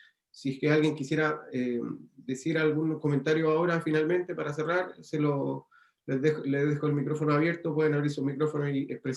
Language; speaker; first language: Spanish; native; Spanish